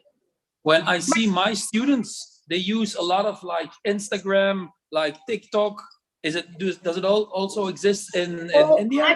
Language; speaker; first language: English; non-native, fluent; Dutch